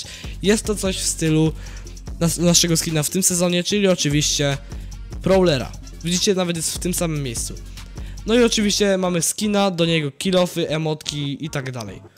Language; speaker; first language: Polish; native; Polish